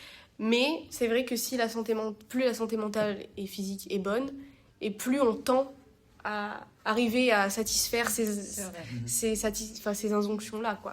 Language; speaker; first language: French; native; French